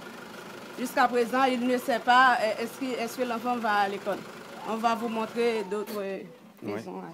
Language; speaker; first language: French; non-native, local second language; Haitian Creole